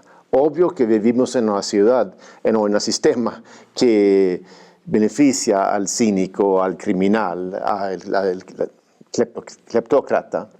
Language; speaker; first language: Spanish; non-native, fluent; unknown